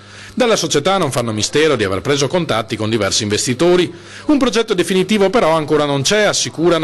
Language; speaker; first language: Italian; native; Italian